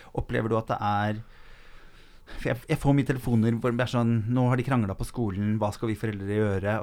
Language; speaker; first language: Norwegian; native; Norwegian